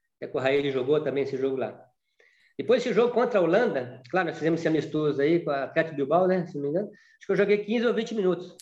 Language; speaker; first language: Portuguese; native; Portuguese